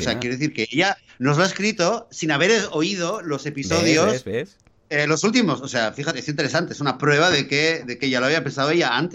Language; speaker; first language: Spanish; native; Spanish